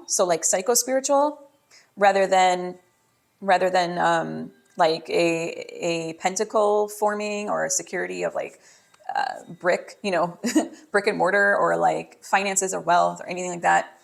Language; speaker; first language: English; native; English